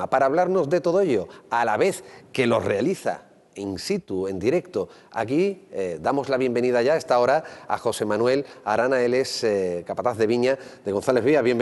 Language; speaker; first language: Spanish; native; Spanish